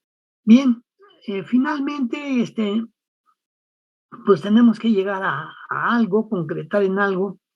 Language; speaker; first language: Spanish; native; Spanish